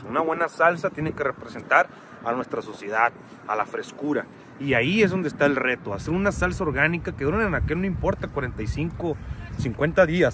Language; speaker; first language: Spanish; native; Spanish